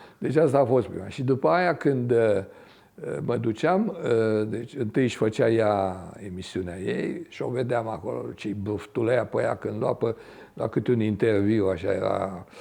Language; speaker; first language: Romanian; native; Romanian